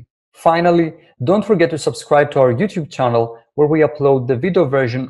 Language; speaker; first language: English; non-native, fluent; Greek